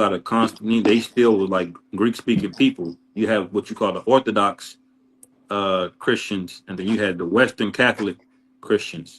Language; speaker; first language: English; native; English